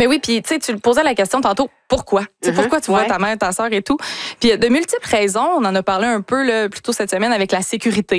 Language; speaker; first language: French; native; French